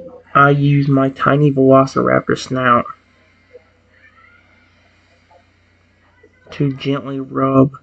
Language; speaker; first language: English; native; English